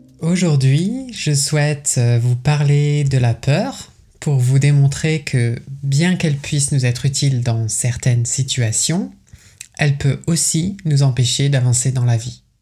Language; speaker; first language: French; native; French